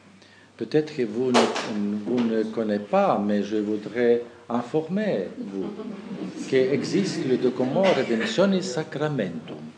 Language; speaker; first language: French; non-native, fluent; German